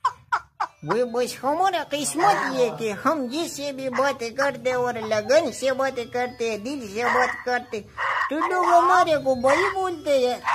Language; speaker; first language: Hindi; non-native, local second language; Pashto